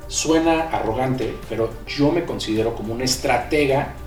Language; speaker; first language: Spanish; native; Spanish